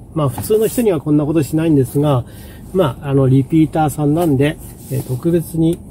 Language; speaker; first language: Japanese; native; Japanese